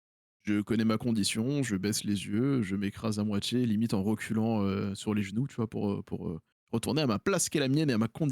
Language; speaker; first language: French; native; French